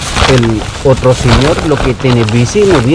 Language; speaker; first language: Spanish; non-native, learner; Filipino